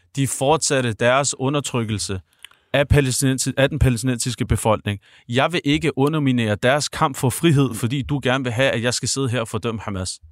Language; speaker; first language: Danish; early bilingual, other home language; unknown